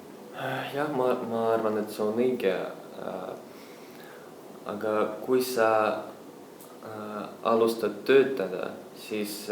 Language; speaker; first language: Estonian; non-native, local second language; Russian